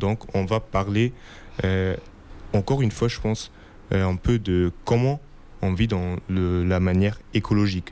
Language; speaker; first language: French; non-native, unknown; German